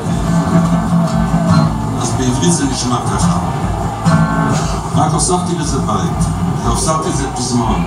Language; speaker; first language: Hebrew; native; Hebrew